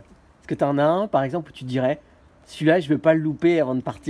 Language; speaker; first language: French; native; French